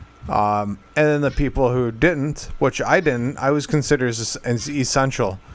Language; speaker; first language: English; native; English